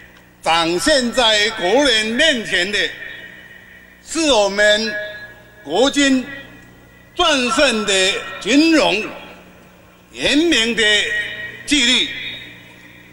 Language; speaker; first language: Chinese; non-native, local second language; Min Nan Chinese